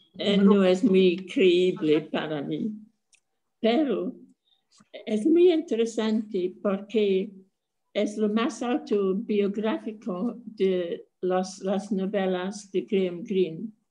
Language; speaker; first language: Spanish; non-native, fluent; English